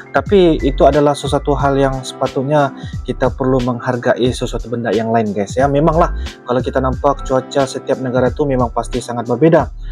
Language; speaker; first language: Malay; native; Malay